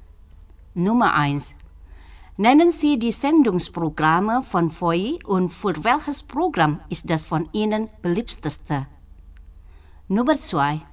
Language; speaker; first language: German; non-native, fluent; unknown